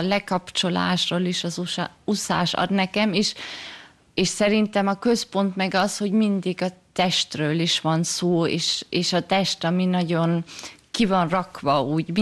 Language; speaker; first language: Hungarian; early bilingual, heritage; German